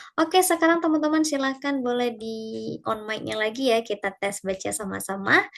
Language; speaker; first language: Indonesian; native; Indonesian